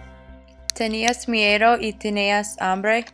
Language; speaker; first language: Spanish; non-native, learner; English